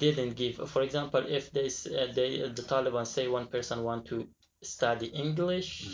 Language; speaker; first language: English; non-native, learner; Persian